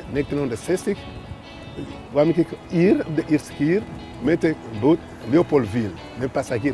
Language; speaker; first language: Dutch; non-native, learner; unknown